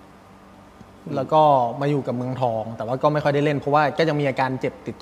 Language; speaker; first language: Thai; native; Thai